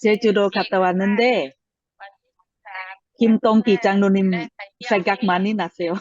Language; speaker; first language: Korean; non-native, learner; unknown